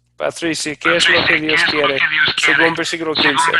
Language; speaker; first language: Spanish; non-native, fluent; English